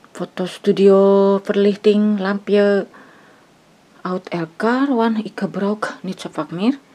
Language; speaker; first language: Dutch; non-native, learner; Indonesian